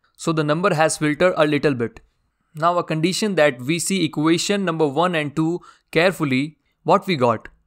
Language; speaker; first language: English; non-native, local second language; Hindi